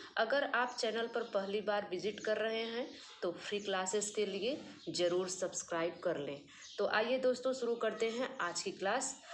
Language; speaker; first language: Hindi; native; Hindi